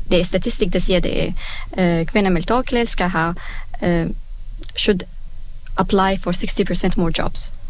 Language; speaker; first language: Danish; non-native, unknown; Arabic